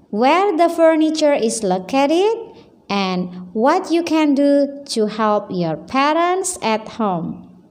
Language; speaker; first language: English; non-native, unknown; Indonesian